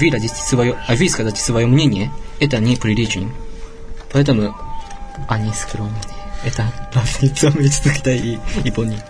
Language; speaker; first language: Russian; non-native, learner; Japanese